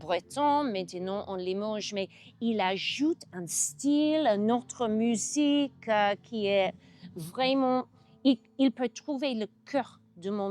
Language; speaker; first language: French; non-native, learner; English